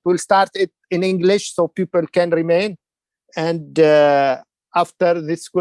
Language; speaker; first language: English; non-native, learner; Arabic